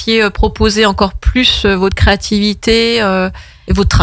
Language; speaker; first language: French; native; French